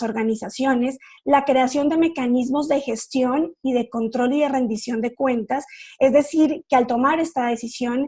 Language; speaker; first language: Spanish; native; Spanish